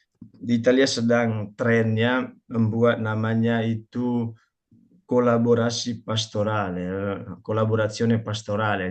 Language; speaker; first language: Indonesian; non-native, local second language; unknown